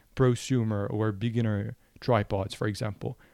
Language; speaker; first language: English; non-native, fluent; Arabic